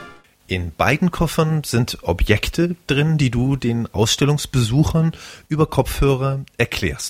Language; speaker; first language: German; native; German